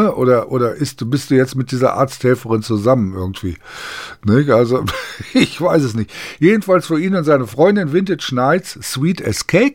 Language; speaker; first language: German; native; German